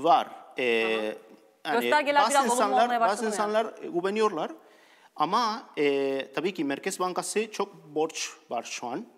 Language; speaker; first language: Turkish; non-native, learner; Spanish